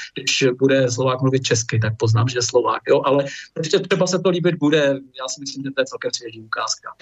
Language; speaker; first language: Czech; native; Czech